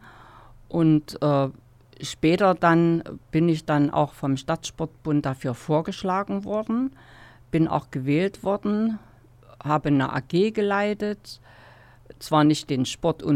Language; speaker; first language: German; native; German